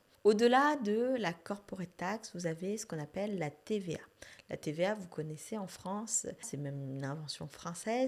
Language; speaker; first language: French; native; French